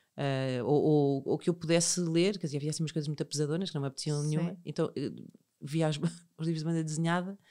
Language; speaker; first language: Portuguese; native; Portuguese